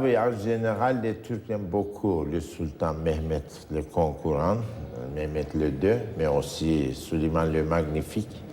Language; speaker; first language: French; non-native, fluent; Turkish